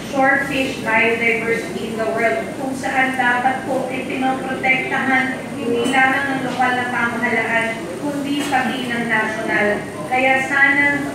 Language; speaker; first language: Filipino; native; Filipino